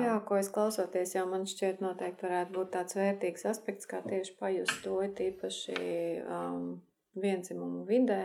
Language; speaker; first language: Latvian; native; Latvian